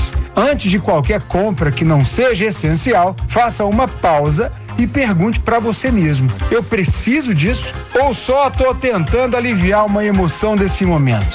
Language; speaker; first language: Portuguese; native; Portuguese